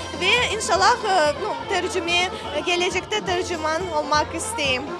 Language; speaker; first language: Turkish; non-native, learner; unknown